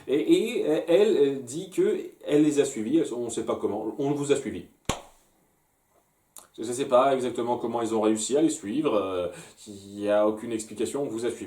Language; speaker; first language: French; native; French